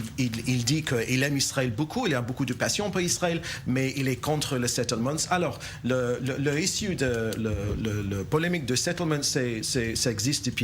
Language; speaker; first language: French; non-native, learner; English